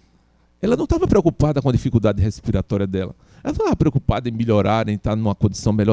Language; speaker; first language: Portuguese; native; Portuguese